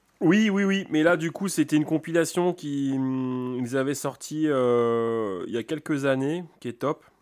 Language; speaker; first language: French; native; French